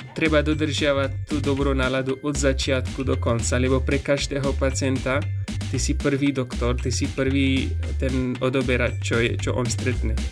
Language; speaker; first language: Slovak; non-native, fluent; Pashto